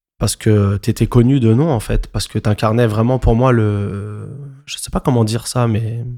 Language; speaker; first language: French; native; French